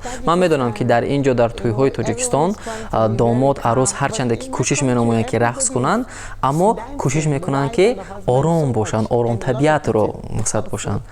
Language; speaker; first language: Persian; non-native, fluent; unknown